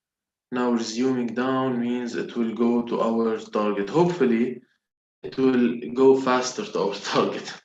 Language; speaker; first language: English; non-native, local second language; Arabic